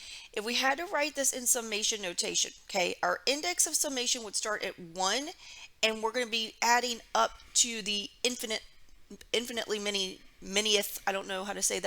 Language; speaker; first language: English; native; English